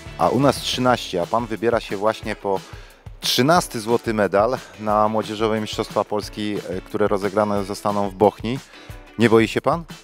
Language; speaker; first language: Polish; native; Polish